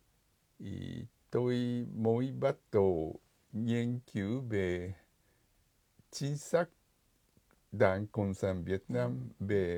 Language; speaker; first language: Vietnamese; non-native, fluent; Japanese